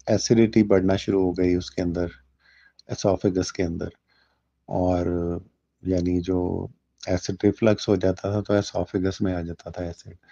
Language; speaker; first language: Urdu; native; Urdu